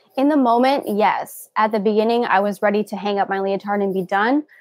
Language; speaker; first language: English; native; English